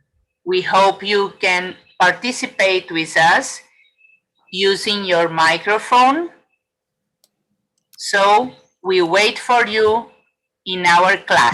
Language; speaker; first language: English; non-native, fluent; Spanish